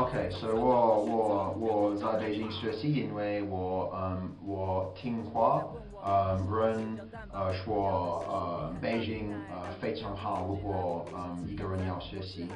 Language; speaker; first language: Chinese; non-native, learner; English